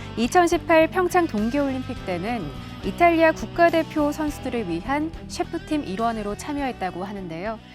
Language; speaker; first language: Korean; native; Korean